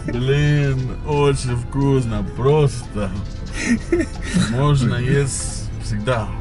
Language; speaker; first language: Russian; non-native, learner; Spanish